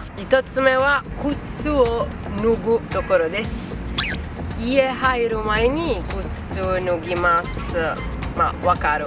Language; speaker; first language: Japanese; non-native, fluent; Italian